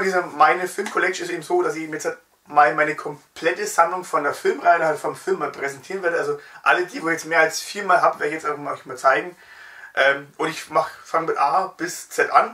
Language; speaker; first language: German; native; German